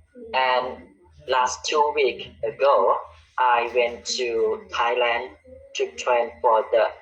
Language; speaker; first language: English; non-native, learner; Khmer